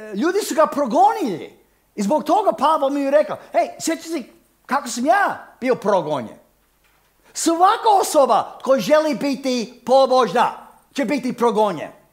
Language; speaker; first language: Croatian; early bilingual, heritage; Croatian